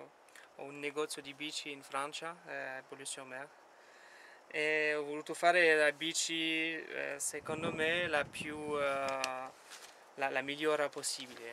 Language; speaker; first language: Italian; non-native, fluent; French